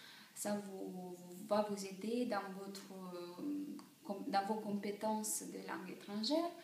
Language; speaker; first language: French; non-native, fluent; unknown